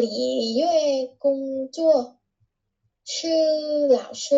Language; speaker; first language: Chinese; non-native, learner; Vietnamese